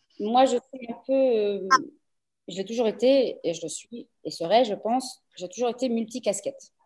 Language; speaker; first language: French; early bilingual, other home language; Portuguese